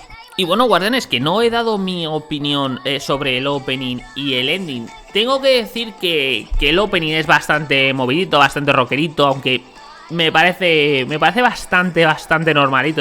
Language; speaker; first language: Spanish; native; Spanish